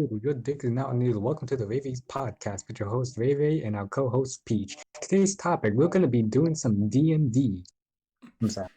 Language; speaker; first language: English; native; English